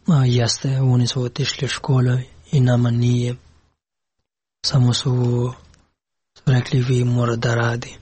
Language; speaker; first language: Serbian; non-native, learner; Pashto